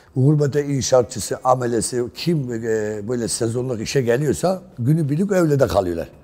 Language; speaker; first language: Turkish; non-native, local second language; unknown